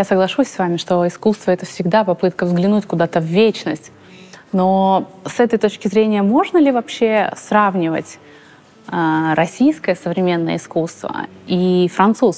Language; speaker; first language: Russian; native; Russian